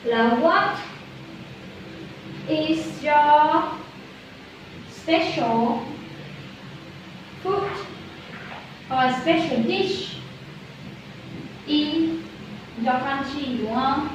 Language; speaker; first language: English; non-native, learner; Vietnamese